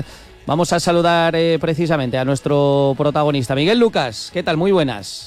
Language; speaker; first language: Spanish; native; Spanish